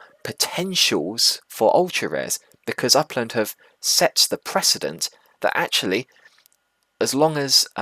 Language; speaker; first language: English; native; English